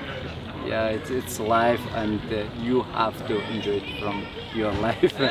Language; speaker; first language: English; non-native, learner; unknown